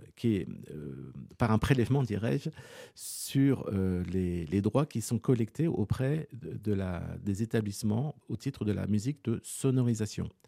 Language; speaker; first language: French; native; French